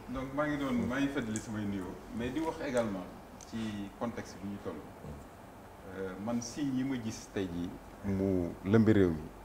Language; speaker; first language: Wolof; native; Wolof